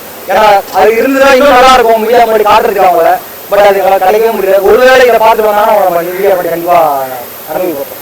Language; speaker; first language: Tamil; native; Tamil